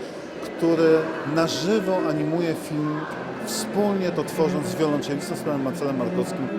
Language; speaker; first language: Polish; native; Polish